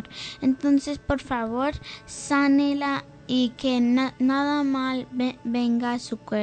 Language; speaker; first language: Spanish; early bilingual, heritage; English